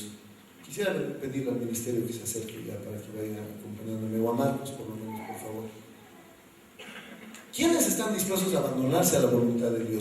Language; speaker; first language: Spanish; native; Spanish